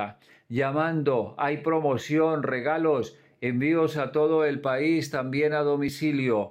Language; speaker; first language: Spanish; native; Spanish